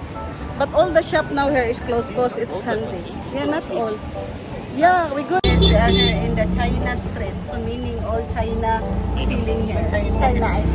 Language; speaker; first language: English; non-native, local second language; Filipino